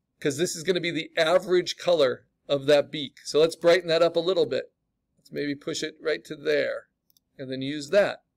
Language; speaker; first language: English; native; English